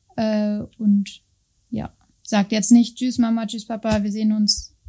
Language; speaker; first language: German; native; German